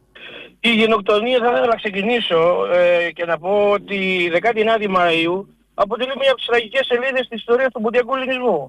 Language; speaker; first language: Greek; native; Greek